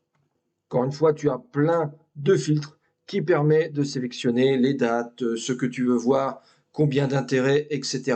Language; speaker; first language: French; native; French